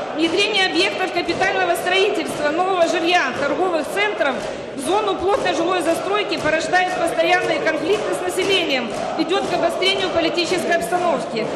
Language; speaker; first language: Russian; native; Russian